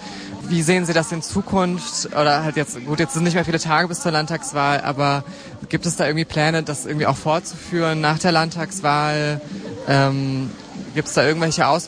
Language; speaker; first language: German; native; German